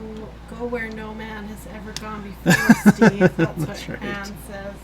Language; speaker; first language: English; native; English